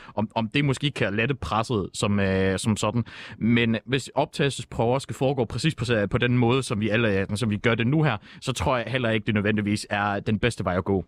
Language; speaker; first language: Danish; native; Danish